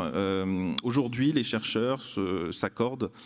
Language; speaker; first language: French; native; French